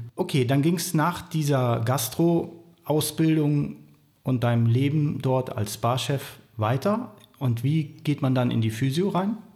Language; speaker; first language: German; native; German